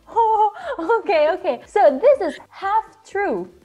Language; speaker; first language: English; non-native, fluent; Italian